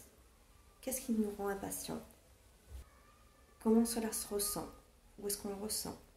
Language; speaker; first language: French; non-native, fluent; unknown